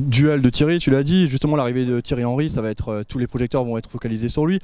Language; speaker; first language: French; native; French